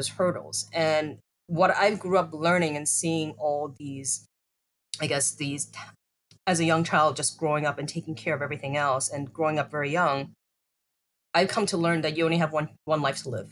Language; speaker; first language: English; native; English